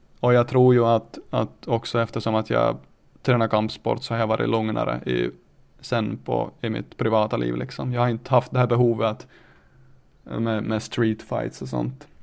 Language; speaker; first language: Swedish; native; Swedish